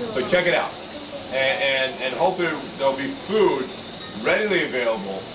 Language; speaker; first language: English; native; English